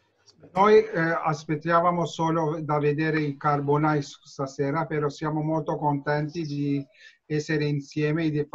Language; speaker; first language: Italian; non-native, fluent; Turkish